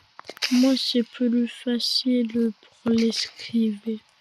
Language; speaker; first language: French; native; French